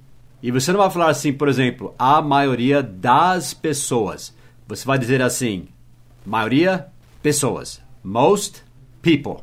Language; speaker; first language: Portuguese; non-native, fluent; English